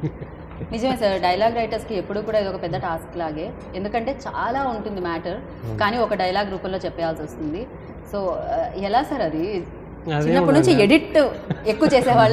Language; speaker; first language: Telugu; native; Telugu